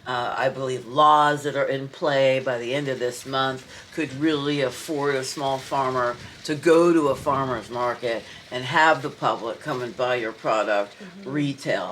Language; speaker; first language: English; native; English